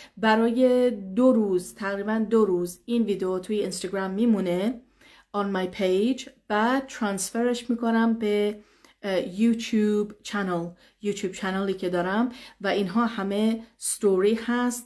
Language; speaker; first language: Persian; early bilingual, heritage; Persian